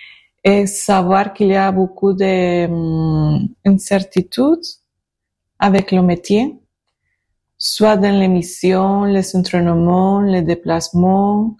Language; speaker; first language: French; non-native, learner; Spanish